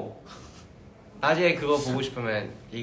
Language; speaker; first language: Korean; early bilingual, heritage; Korean